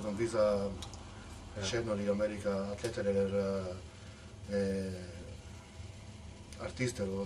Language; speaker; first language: Swedish; non-native, fluent; Macedonian